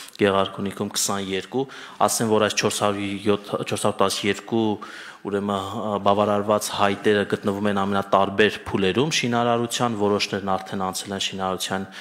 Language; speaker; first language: Armenian; native; Armenian